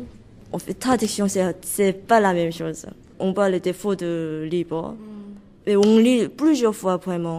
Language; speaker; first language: French; non-native, learner; Korean